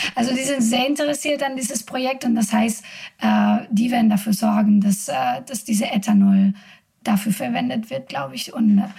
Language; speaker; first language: German; non-native, fluent; Spanish